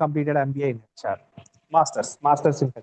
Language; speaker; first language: English; non-native, learner; Tamil